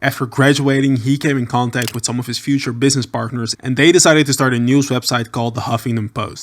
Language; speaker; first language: English; native; English